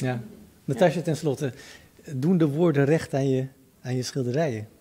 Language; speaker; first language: Dutch; native; Dutch